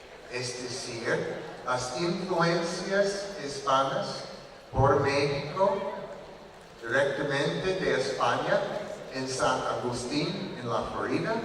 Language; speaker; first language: Spanish; non-native, learner; English